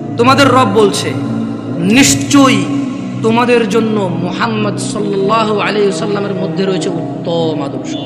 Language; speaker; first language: Bangla; early bilingual, heritage; Bangla